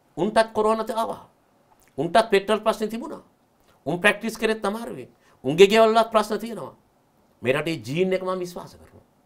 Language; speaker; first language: Sinhala; native; Sinhala